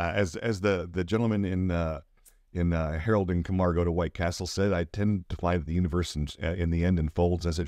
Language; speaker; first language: English; native; English